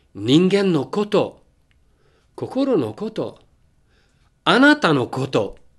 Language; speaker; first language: Japanese; non-native, fluent; English